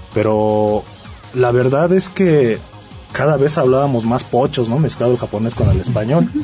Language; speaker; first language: Spanish; early bilingual, other home language; Japanese